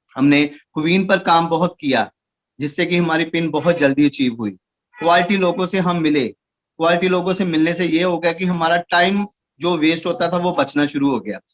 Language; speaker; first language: Hindi; non-native, local second language; Punjabi